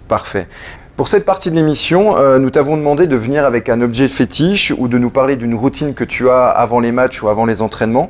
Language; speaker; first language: French; native; French